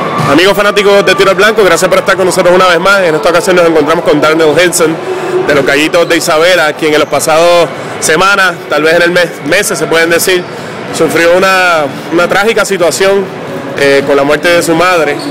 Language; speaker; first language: Spanish; native; Spanish